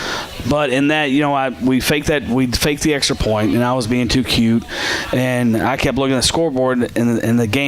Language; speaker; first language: English; native; English